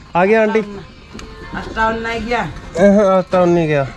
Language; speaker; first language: Hindi; native; Hindi